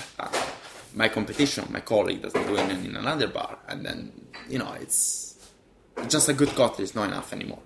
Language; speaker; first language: English; non-native, fluent; Italian